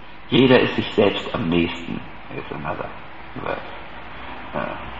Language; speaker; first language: German; native; German